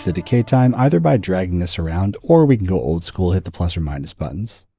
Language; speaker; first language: English; native; English